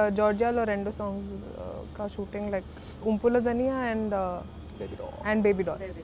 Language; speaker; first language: Telugu; non-native, learner; Hindi